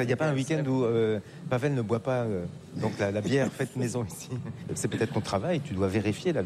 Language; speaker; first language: French; native; French